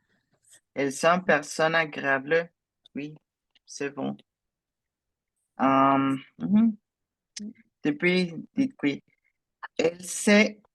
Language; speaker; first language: French; non-native, fluent; Spanish